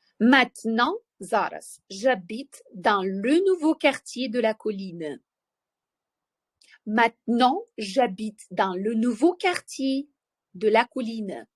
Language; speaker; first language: French; non-native, fluent; Ukrainian